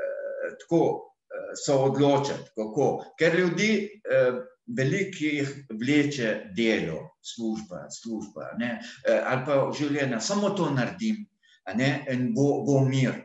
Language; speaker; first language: Slovenian; non-native, fluent; Arabic